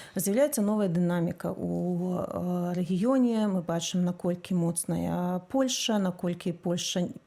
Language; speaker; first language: Belarusian; non-native, local second language; Russian